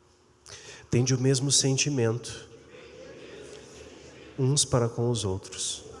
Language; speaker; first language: Portuguese; native; Portuguese